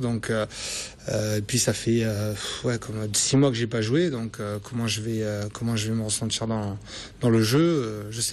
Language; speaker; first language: French; native; French